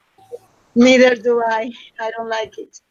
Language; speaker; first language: English; non-native, learner; Spanish